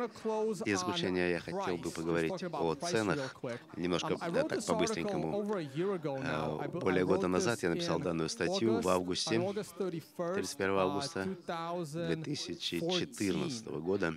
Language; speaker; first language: Russian; native; Russian